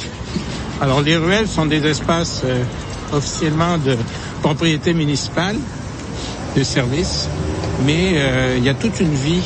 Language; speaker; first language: French; native; French